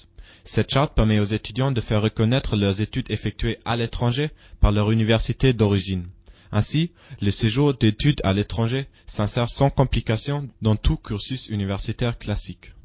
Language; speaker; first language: French; native; French